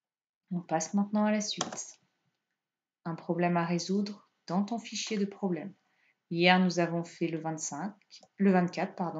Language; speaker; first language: French; native; French